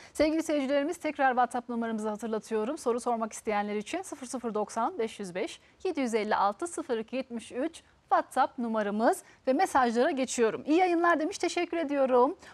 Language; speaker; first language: Turkish; early bilingual, heritage; Turkish